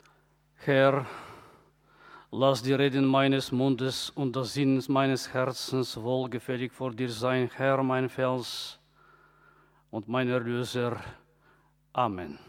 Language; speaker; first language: German; non-native, fluent; Bulgarian